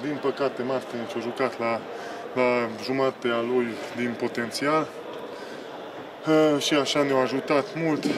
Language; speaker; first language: Romanian; non-native, local second language; Hungarian